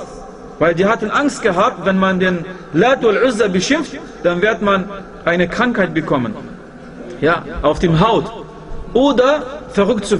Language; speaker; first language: German; non-native, fluent; Arabic